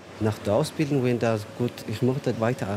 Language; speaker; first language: German; non-native, learner; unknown